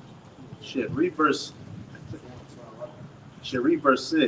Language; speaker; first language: English; native; English